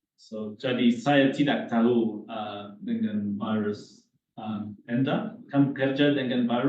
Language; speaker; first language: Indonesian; non-native, learner; English